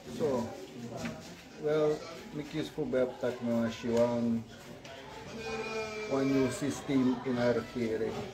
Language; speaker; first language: Dutch; non-native, local second language; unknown